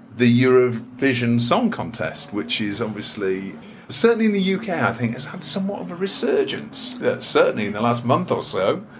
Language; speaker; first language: English; native; English